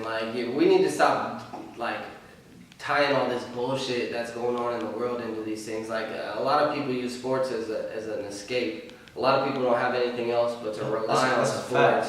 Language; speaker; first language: English; native; English